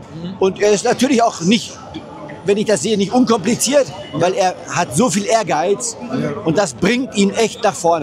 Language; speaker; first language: German; native; German